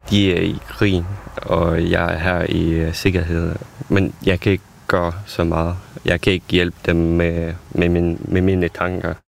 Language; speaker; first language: Danish; non-native, fluent; Ukrainian